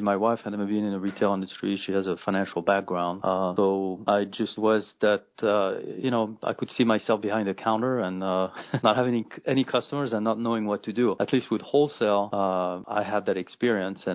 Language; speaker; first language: English; non-native, fluent; French